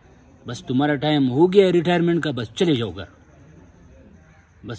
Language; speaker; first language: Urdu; non-native, local second language; Pashto